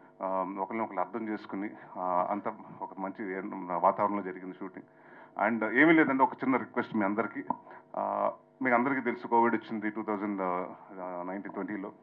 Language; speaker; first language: Telugu; native; Telugu